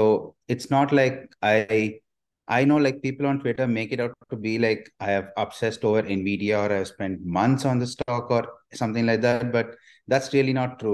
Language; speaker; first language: English; non-native, local second language; Tamil